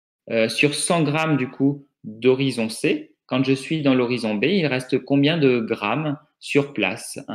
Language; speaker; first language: French; native; French